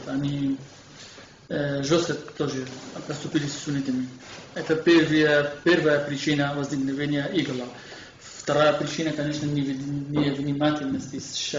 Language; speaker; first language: Russian; non-native, fluent; Kurdish